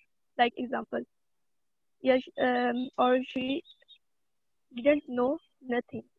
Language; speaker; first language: English; non-native, learner; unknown